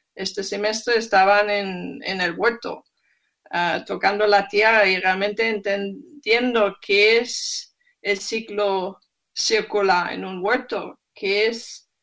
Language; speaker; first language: Spanish; non-native, fluent; German